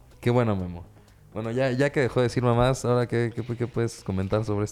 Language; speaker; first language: Spanish; native; Spanish